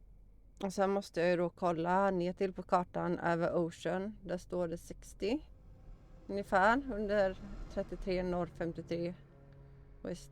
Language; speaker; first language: Swedish; native; Swedish